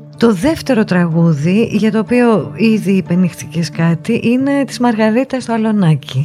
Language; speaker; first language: Greek; native; Greek